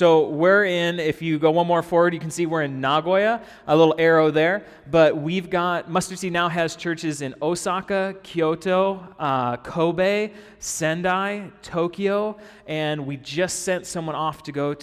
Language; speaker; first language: English; native; English